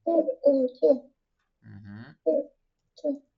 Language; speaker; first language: Chinese; non-native, learner; Vietnamese